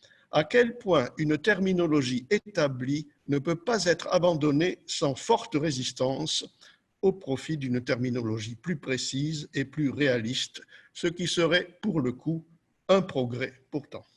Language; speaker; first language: French; native; French